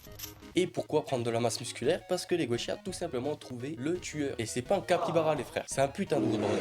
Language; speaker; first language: French; native; French